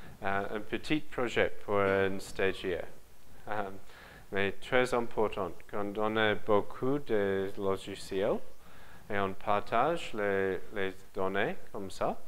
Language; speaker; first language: French; non-native, learner; English